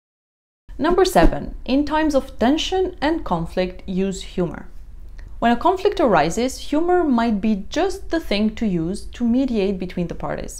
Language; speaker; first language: English; non-native, fluent; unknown